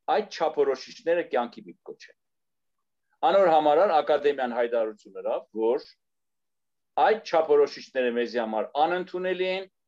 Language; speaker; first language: Armenian; native; Armenian